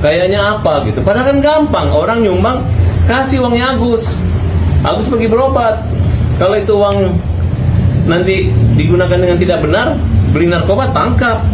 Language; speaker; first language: Indonesian; native; Indonesian